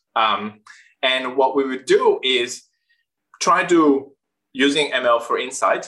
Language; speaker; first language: English; non-native, fluent; Spanish